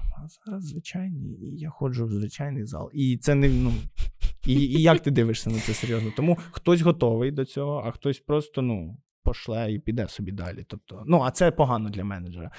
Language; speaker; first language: Ukrainian; native; Ukrainian